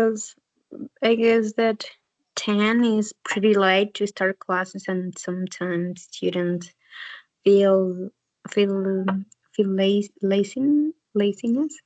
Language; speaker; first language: English; non-native, learner; Spanish